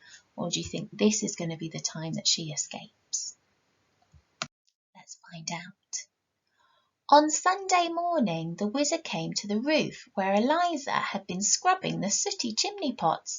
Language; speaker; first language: English; native; English